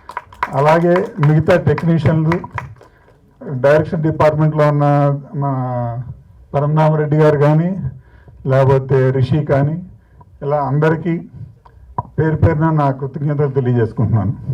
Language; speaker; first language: Telugu; native; Telugu